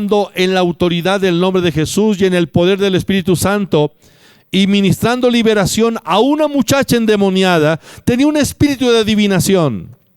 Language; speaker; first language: Spanish; native; Spanish